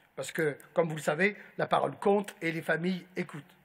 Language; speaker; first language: French; native; French